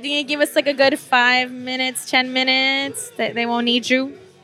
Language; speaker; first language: English; early bilingual, other home language; Spanish